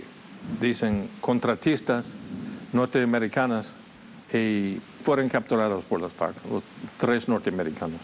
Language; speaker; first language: Spanish; non-native, fluent; English